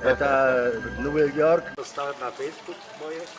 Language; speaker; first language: Russian; non-native, learner; German